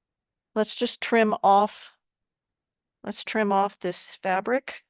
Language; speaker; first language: English; native; English